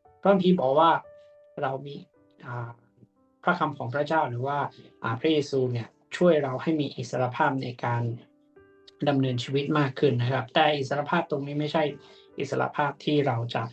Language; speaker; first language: Thai; native; Thai